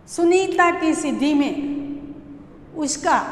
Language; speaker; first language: Hindi; non-native, local second language; Gujarati